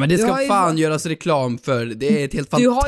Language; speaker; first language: Swedish; native; Swedish